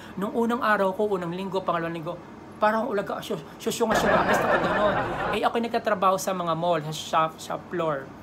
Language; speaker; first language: Filipino; native; Filipino